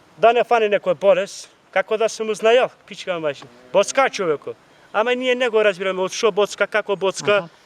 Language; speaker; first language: Macedonian; non-native, local second language; Turkish